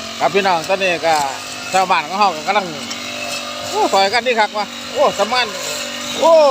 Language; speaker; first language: Thai; non-native, local second language; Northeastern Thai